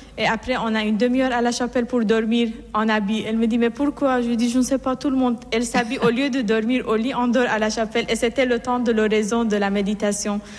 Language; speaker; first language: French; non-native, fluent; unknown